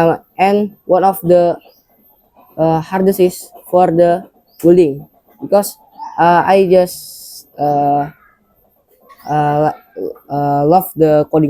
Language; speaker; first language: English; non-native, learner; Indonesian